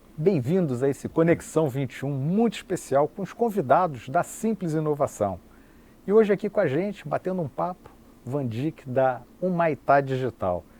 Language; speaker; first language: Portuguese; native; Portuguese